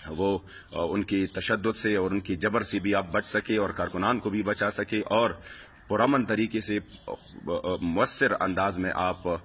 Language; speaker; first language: Urdu; non-native, local second language; Punjabi